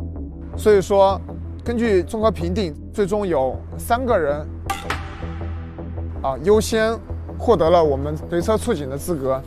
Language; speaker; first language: Chinese; native; Chinese